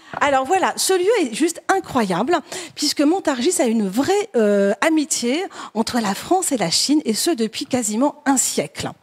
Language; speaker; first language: French; native; French